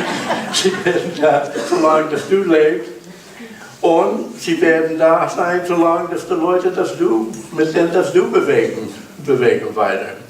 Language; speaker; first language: German; non-native, learner; English